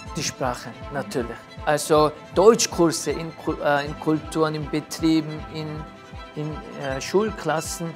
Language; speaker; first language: German; non-native, fluent; Turkish